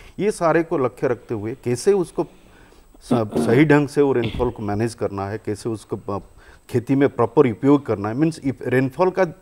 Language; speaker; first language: Hindi; non-native, local second language; Odia